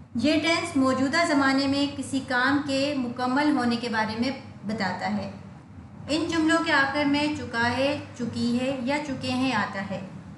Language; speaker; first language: Urdu; native; Urdu